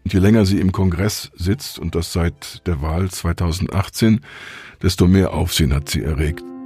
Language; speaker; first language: German; native; German